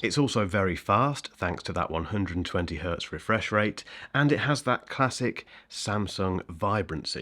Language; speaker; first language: English; native; English